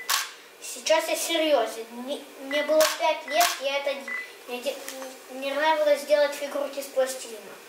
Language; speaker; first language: Russian; early bilingual, heritage; Russian